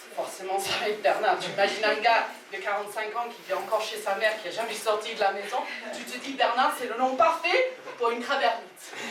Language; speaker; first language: French; non-native, fluent; English